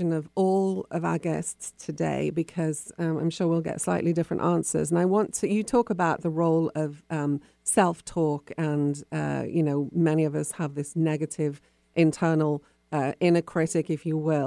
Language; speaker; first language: English; native; English